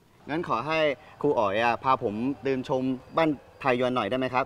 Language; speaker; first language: Thai; non-native, fluent; Chinese